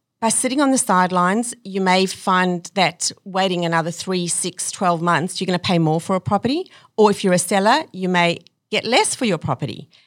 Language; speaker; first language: English; native; English